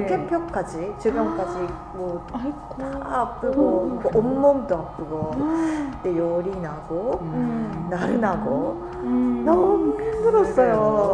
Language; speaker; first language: Korean; non-native, fluent; Japanese